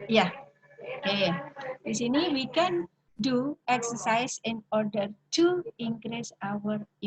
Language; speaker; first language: English; non-native, learner; Indonesian